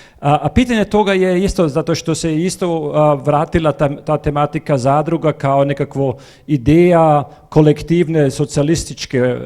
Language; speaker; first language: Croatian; non-native, fluent; German